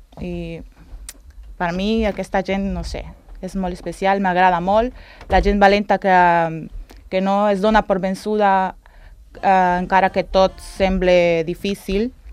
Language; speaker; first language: Catalan; non-native, learner; Spanish